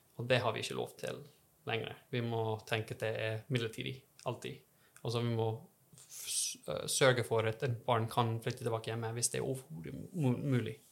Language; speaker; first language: Norwegian; non-native, fluent; English